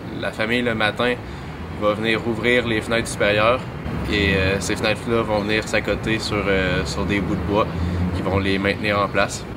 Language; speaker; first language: French; native; French